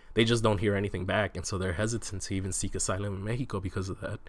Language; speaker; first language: English; native; English